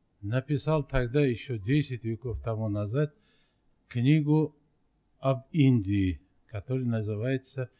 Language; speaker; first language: Russian; non-native, local second language; Uzbek